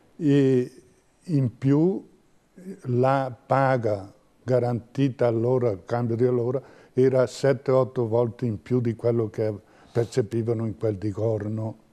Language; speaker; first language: Italian; native; Italian